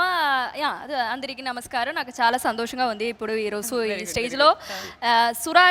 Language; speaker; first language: Telugu; non-native, learner; Malayalam